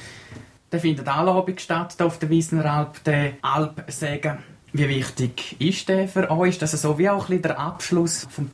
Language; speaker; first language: German; native; German